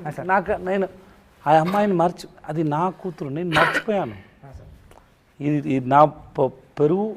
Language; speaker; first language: Telugu; non-native, learner; Tamil